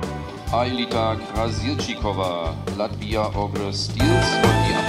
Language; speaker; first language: German; native; German